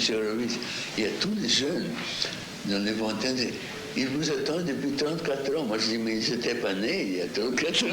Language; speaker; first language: French; non-native, fluent; Russian